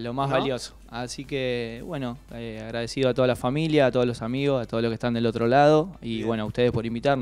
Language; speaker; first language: Spanish; native; Spanish